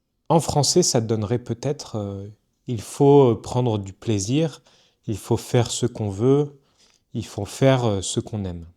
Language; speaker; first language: French; native; French